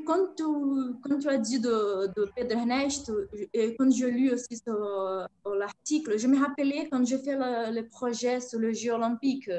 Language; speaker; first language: French; non-native, fluent; Portuguese